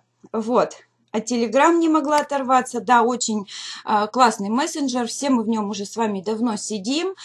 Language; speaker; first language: Russian; native; Russian